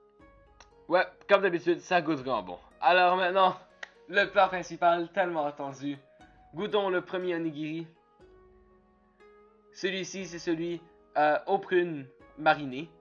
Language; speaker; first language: French; native; French